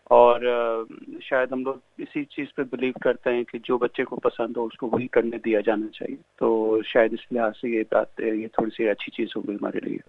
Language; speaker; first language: Urdu; native; Urdu